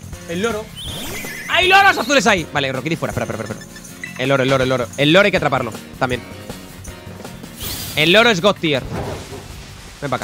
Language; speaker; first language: Spanish; native; Spanish